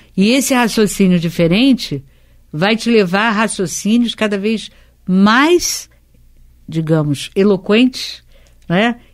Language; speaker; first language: Portuguese; native; Portuguese